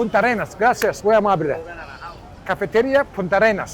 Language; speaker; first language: Spanish; non-native, learner; Turkish